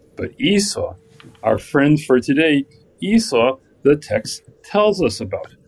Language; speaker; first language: English; native; English